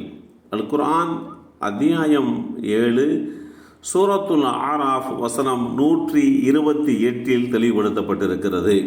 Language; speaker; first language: Tamil; native; Tamil